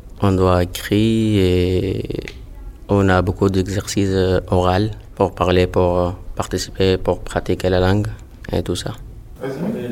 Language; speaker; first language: French; non-native, learner; Arabic